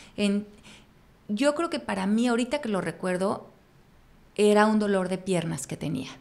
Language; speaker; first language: Spanish; native; Spanish